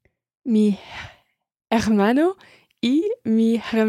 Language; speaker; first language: Spanish; non-native, learner; English